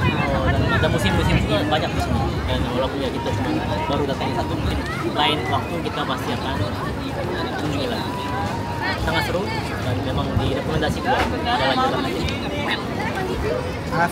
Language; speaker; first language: Indonesian; non-native, fluent; Korean